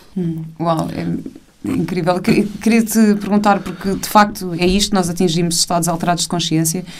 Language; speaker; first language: Portuguese; native; Portuguese